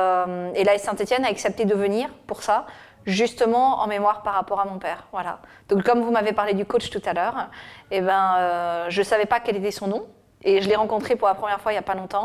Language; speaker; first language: French; native; French